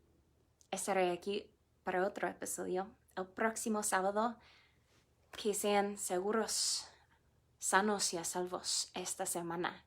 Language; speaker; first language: Spanish; non-native, fluent; English